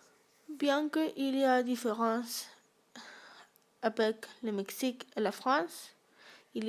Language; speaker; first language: French; non-native, learner; Spanish